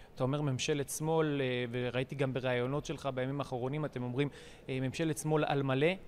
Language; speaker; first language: Hebrew; native; Hebrew